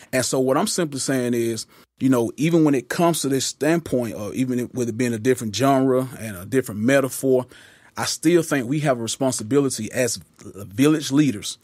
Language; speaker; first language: English; native; English